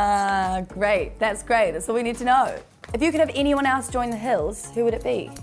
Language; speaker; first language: English; native; English